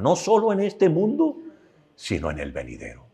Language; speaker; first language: Spanish; native; Spanish